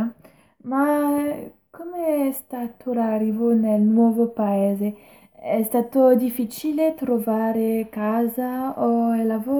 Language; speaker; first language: Italian; non-native, learner; French